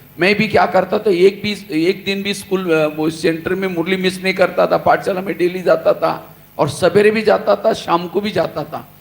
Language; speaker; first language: Hindi; non-native, local second language; Marathi